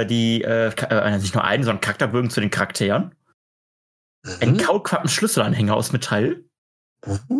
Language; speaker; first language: German; native; German